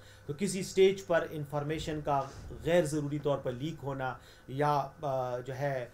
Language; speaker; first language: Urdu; non-native, local second language; Pashto